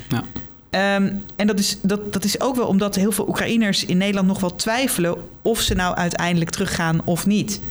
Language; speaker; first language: Dutch; native; Dutch